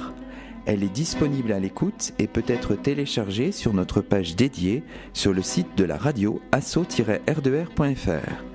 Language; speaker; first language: French; native; French